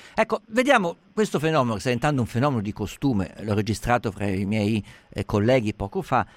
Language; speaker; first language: Italian; native; Italian